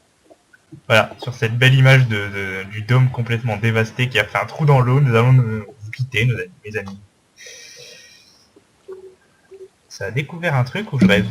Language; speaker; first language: French; native; French